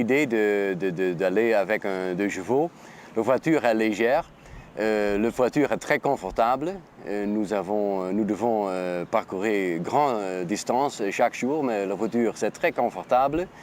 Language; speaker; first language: French; non-native, learner; Dutch